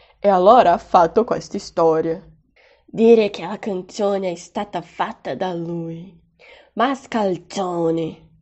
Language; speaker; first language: Italian; non-native, learner; Portuguese